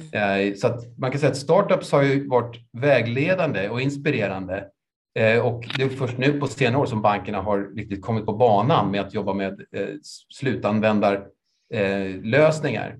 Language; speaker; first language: Swedish; native; Swedish